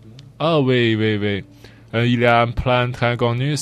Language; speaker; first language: French; non-native, learner; Chinese